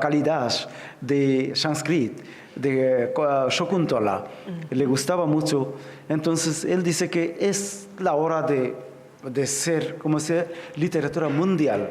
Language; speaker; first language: Spanish; non-native, fluent; Bangla